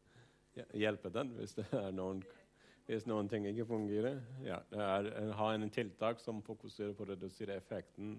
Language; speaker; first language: Norwegian; non-native, fluent; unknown